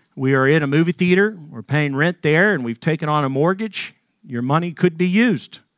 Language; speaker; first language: English; native; English